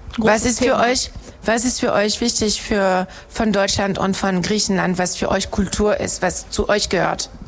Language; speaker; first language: German; non-native, fluent; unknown